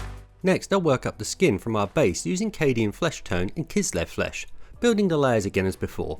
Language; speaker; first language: English; native; English